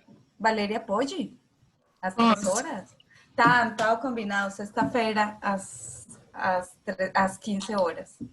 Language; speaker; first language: Portuguese; non-native, fluent; Spanish